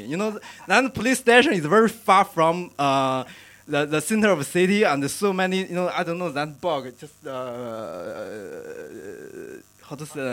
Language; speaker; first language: English; non-native, learner; Chinese